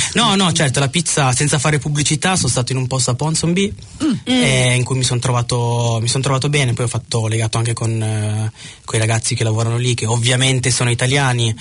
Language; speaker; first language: Italian; non-native, local second language; German